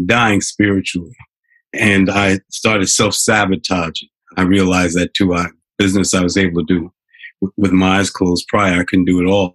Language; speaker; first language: English; native; English